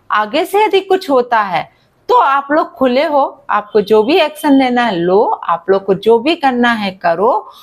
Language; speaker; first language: Hindi; native; Hindi